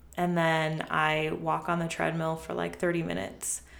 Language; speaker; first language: English; native; English